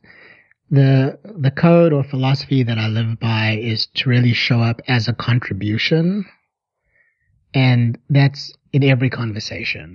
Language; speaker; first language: English; native; English